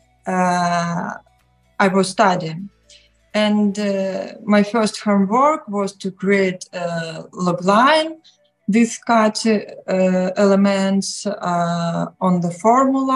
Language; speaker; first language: English; non-native, learner; Russian